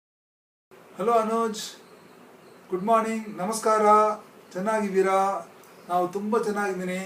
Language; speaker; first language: Kannada; non-native, learner; Hindi